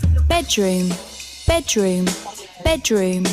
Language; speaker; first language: English; non-native, learner; Vietnamese